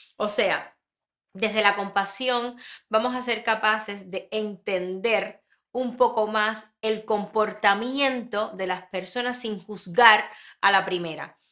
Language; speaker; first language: Spanish; native; Spanish